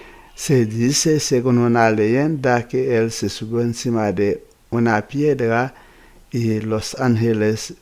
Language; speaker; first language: Spanish; non-native, fluent; Haitian Creole